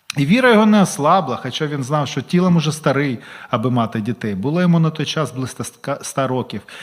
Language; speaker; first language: Ukrainian; non-native, local second language; Russian